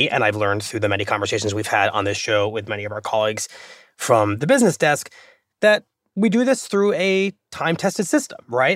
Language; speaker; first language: English; native; English